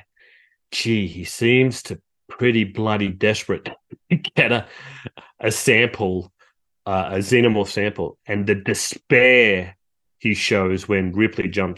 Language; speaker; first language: English; native; English